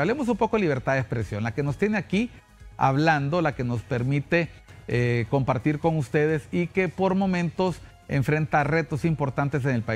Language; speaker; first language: Spanish; native; Spanish